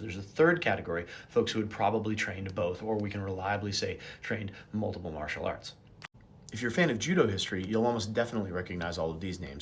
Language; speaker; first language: English; native; English